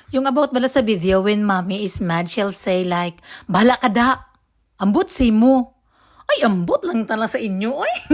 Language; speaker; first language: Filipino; non-native, local second language; Hiligaynon